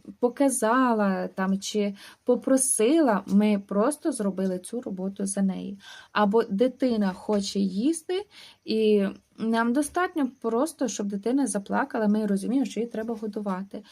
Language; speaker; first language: Ukrainian; native; Ukrainian